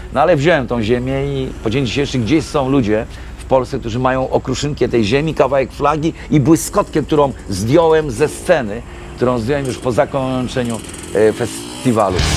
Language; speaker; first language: Polish; native; Polish